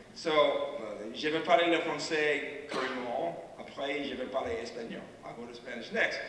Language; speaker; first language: French; non-native, learner; English